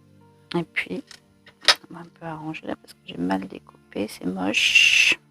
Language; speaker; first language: French; native; French